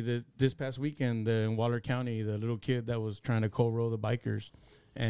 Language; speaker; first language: English; early bilingual, other home language; Spanish